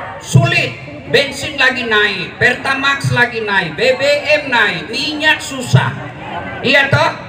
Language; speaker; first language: Indonesian; native; Indonesian